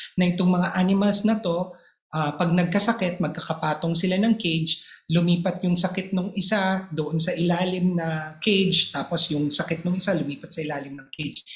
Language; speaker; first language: Filipino; native; Filipino